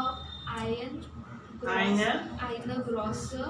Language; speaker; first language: German; non-native, learner; Marathi